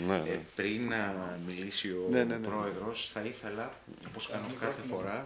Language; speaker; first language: Greek; native; Greek